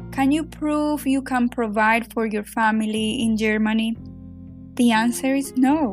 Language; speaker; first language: English; non-native, fluent; Spanish